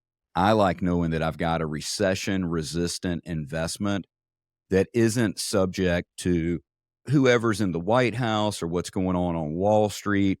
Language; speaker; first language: English; native; English